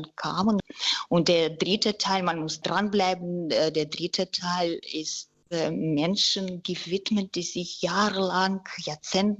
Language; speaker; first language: German; non-native, fluent; Russian